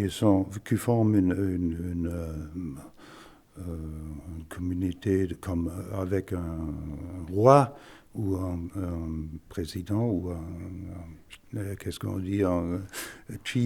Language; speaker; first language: French; non-native, fluent; German